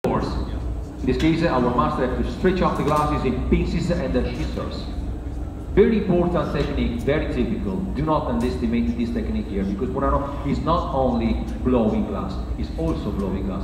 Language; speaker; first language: English; non-native, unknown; Italian